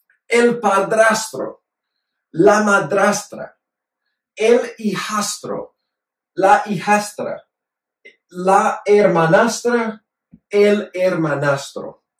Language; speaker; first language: Spanish; non-native, fluent; English